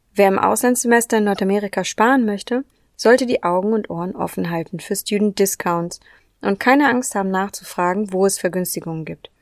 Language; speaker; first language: German; native; German